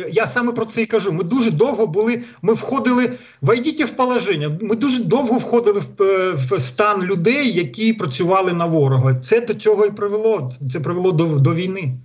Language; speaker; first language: Ukrainian; non-native, local second language; Russian